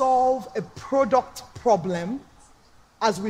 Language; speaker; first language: English; non-native, local second language; Yoruba